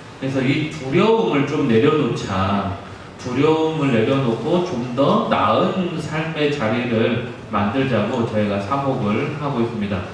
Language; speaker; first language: Korean; native; Korean